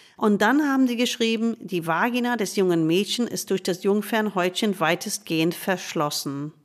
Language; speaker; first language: German; non-native, fluent; English